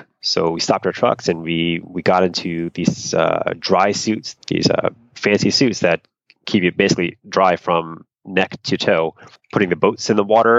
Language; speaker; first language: English; native; English